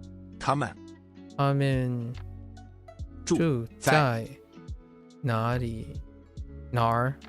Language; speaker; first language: Chinese; non-native, learner; English